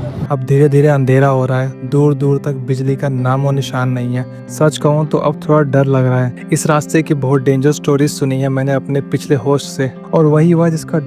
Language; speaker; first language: Hindi; native; Hindi